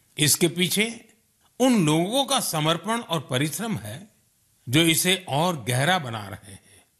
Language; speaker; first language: Hindi; non-native, local second language; Gujarati